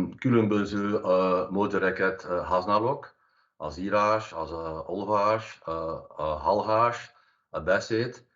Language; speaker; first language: Hungarian; non-native, learner; Dutch